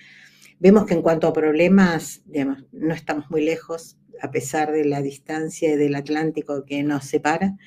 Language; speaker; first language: Spanish; native; Spanish